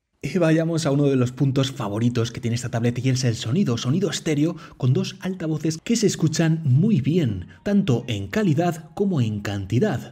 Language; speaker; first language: Spanish; native; Spanish